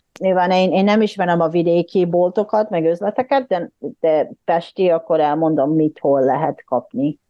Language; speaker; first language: Hungarian; non-native, fluent; Japanese